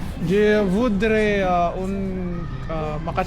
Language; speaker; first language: French; non-native, learner; Filipino